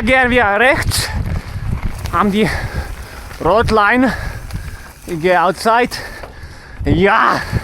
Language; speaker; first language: German; non-native, learner; Slovak